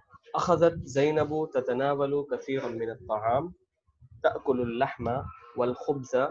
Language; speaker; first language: Arabic; non-native, fluent; Urdu